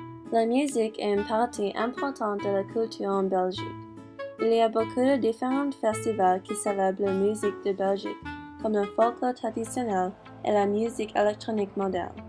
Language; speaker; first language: French; non-native, learner; English